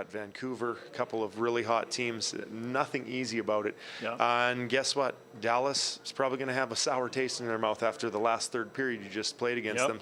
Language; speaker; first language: English; native; English